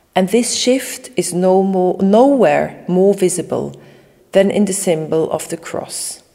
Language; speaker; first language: English; non-native, fluent; German